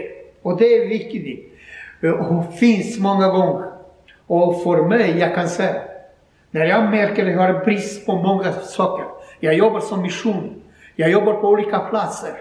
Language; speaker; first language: Swedish; non-native, learner; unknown